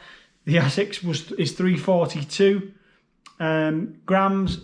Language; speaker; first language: English; native; English